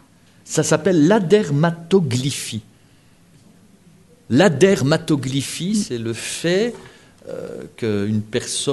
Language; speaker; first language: French; native; French